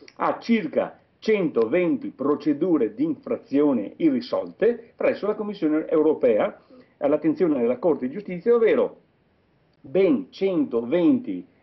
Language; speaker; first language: Italian; native; Italian